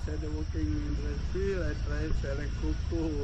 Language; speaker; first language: English; non-native, learner; Indonesian